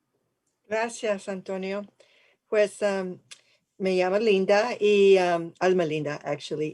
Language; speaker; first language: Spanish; early bilingual, heritage; English